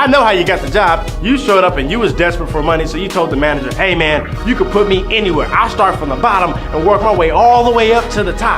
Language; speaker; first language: English; native; English